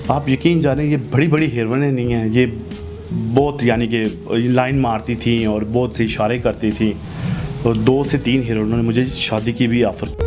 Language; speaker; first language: Urdu; non-native, local second language; Punjabi